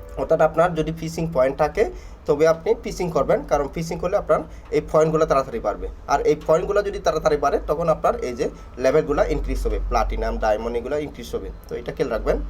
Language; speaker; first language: Bangla; non-native, local second language; Chakma